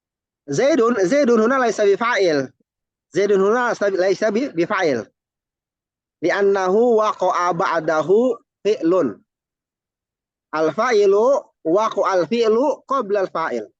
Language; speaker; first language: Arabic; non-native, fluent; Indonesian